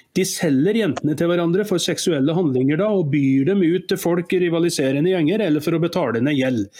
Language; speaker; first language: Norwegian; native; Norwegian